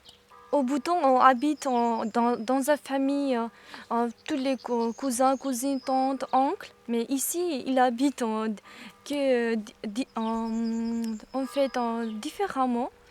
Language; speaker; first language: French; non-native, learner; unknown